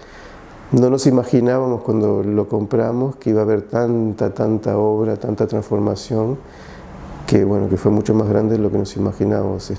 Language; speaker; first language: Spanish; native; Spanish